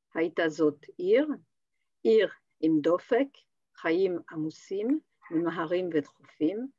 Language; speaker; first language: Hebrew; non-native, fluent; French